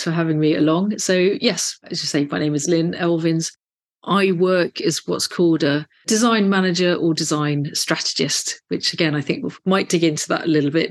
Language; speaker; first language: English; native; English